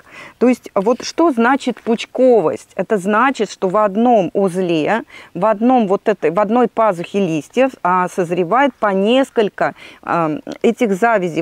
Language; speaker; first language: Russian; native; Russian